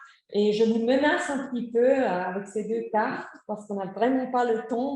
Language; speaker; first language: French; non-native, fluent; German